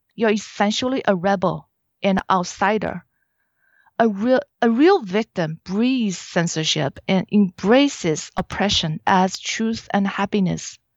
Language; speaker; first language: English; non-native, fluent; Chinese